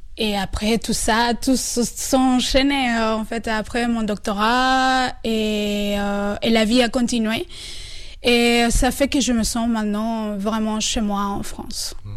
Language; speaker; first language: French; non-native, fluent; Spanish